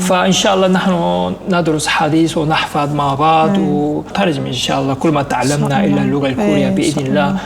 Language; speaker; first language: Arabic; non-native, fluent; Korean